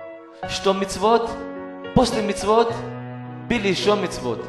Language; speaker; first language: Russian; non-native, learner; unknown